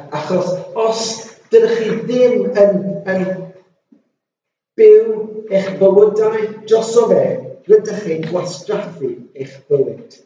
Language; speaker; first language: Welsh; non-native, local second language; English